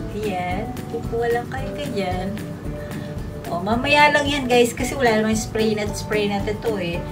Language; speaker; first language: Filipino; non-native, local second language; Pampanga